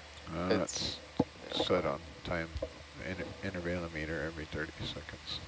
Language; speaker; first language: English; native; English